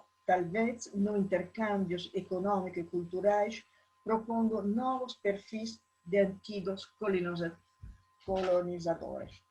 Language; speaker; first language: Portuguese; non-native, learner; Italian